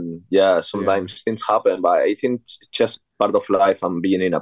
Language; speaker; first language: English; non-native, fluent; Spanish